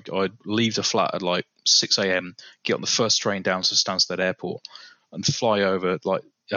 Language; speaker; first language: English; native; English